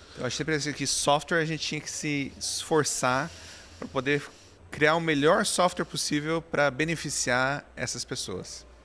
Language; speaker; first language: Portuguese; native; Portuguese